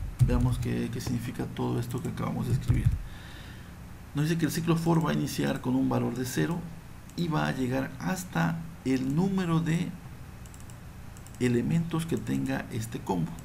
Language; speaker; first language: Spanish; native; Spanish